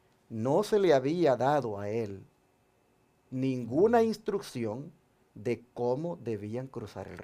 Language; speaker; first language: Spanish; native; Spanish